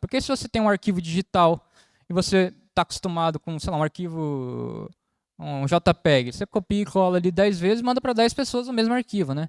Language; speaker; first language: Portuguese; native; Portuguese